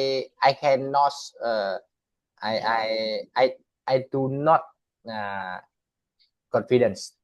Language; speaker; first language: English; non-native, learner; Vietnamese